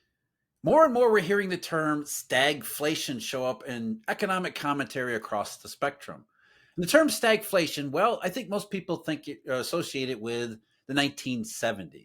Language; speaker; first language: English; native; English